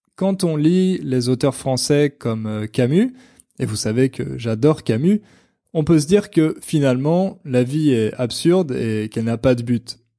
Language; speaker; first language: French; native; French